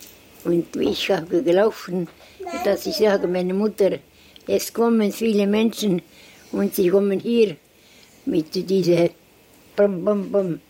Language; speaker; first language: German; non-native, learner; Estonian